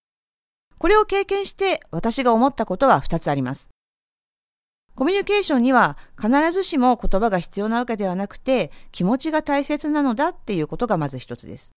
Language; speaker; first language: Japanese; native; Japanese